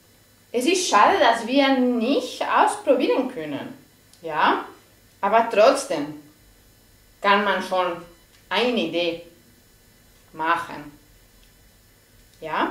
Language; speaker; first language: German; non-native, fluent; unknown